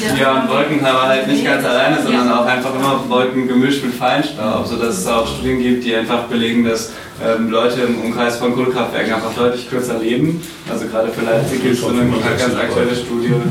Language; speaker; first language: German; native; German